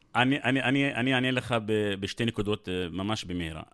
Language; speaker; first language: Hebrew; native; Hebrew